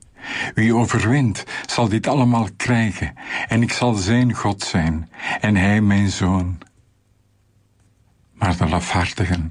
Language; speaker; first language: Dutch; native; Dutch